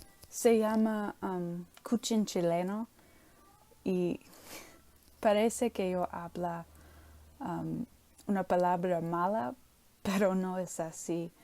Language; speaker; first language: Spanish; non-native, learner; English